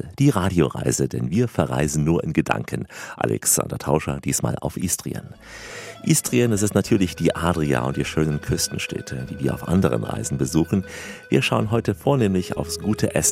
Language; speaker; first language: German; native; German